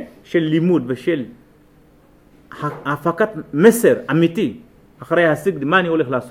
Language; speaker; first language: Hebrew; non-native, fluent; Amharic